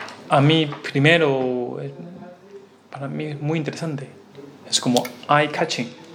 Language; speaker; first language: Spanish; non-native, learner; Chinese